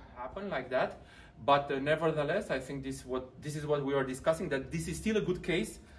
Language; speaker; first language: English; non-native, fluent; Romanian